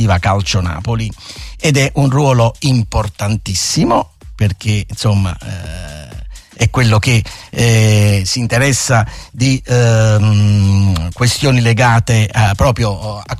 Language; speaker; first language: Italian; native; Italian